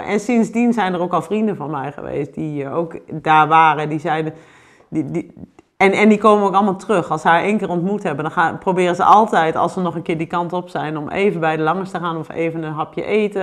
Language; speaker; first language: Dutch; native; Dutch